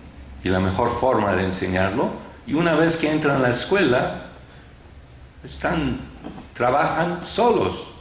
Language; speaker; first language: Spanish; non-native, fluent; English